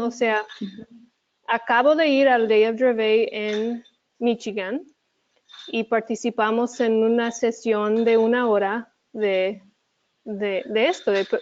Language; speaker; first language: Spanish; early bilingual, heritage; Spanish